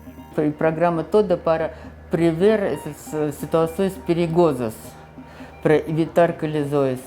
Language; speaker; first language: Portuguese; non-native, fluent; Russian